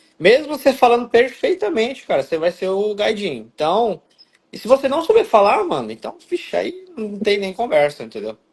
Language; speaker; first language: Portuguese; native; Portuguese